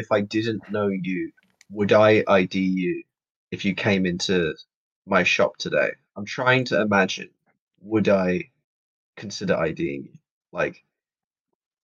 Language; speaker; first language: English; native; English